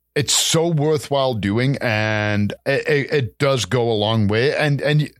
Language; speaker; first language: English; native; English